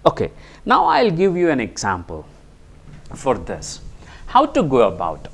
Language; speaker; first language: English; non-native, local second language; Kannada